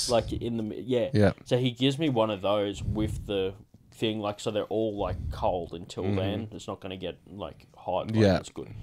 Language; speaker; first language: English; native; English